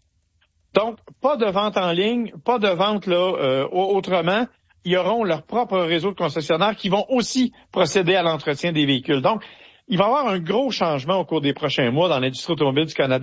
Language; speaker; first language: French; native; French